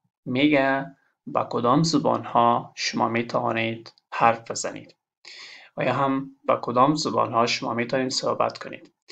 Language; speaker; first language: Persian; non-native, local second language; Pashto